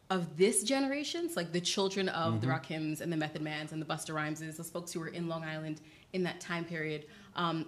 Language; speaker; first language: English; native; English